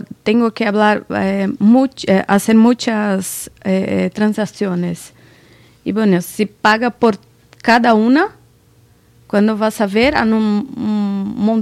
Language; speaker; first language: Spanish; non-native, learner; Portuguese